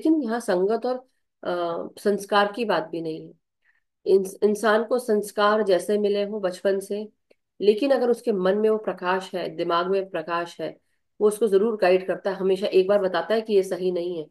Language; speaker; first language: Hindi; native; Hindi